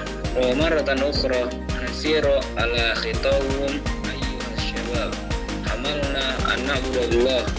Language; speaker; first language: Arabic; non-native, learner; Indonesian